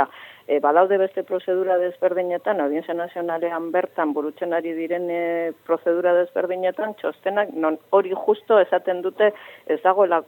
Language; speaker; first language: Basque; native; Basque